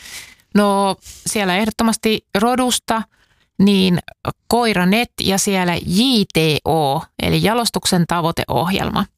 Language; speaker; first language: Finnish; native; Finnish